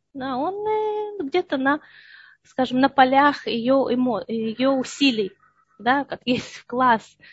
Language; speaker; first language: Russian; early bilingual, heritage; Russian